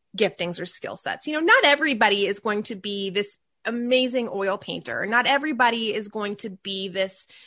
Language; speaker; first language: English; native; English